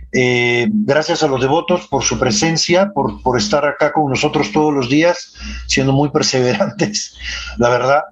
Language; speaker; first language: Spanish; native; Spanish